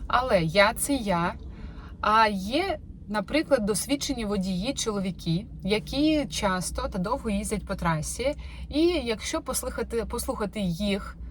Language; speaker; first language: Ukrainian; non-native, local second language; Russian